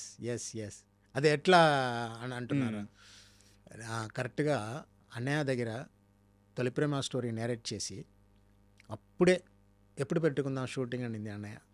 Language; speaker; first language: Telugu; non-native, fluent; Tamil